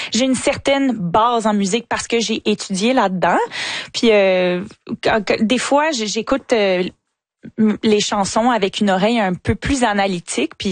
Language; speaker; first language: French; native; French